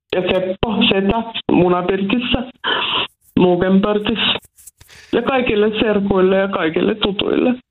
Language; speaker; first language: Finnish; non-native, local second language; Swedish